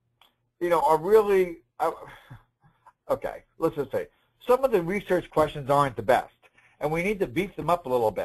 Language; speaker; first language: English; native; English